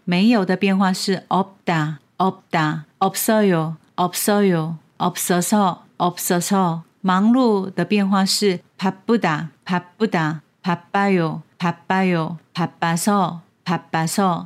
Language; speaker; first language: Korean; non-native, fluent; Chinese